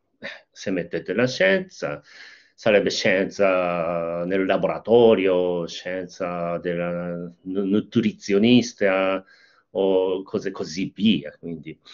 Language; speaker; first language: Italian; non-native, fluent; Japanese